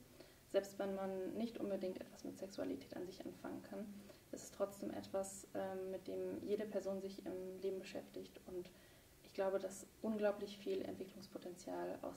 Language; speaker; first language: German; native; German